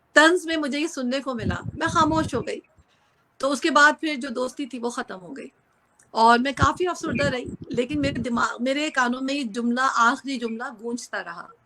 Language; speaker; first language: Urdu; native; Urdu